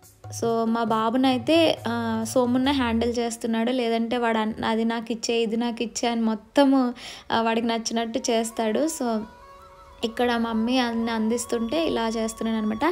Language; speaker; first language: Telugu; native; Telugu